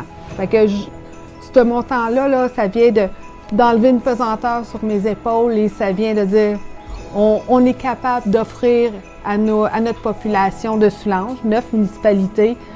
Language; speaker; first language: French; native; French